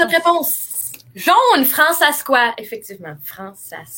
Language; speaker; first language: French; native; French